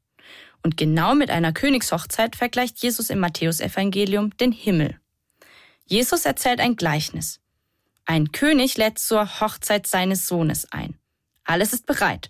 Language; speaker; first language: German; native; German